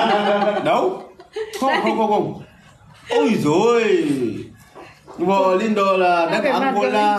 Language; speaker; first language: Vietnamese; non-native, fluent; Portuguese